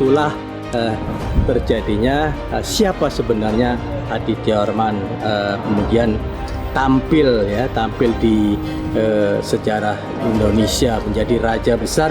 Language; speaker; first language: Malay; native; Malay